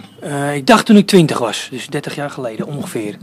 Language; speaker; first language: Dutch; native; Dutch